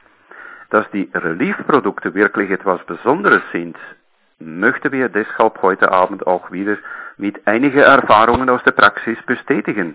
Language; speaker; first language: German; native; German